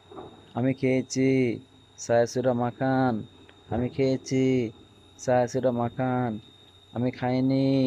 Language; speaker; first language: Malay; non-native, learner; Bangla